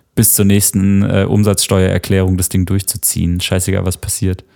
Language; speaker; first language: German; native; German